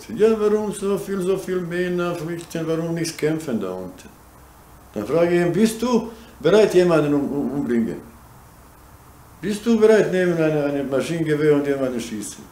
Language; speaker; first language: German; non-native, learner; Bosnian